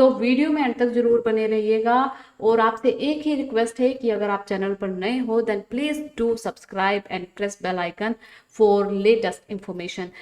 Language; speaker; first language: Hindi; non-native, local second language; Punjabi